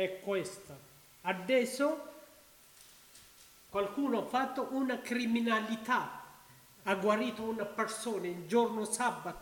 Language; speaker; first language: Italian; non-native, learner; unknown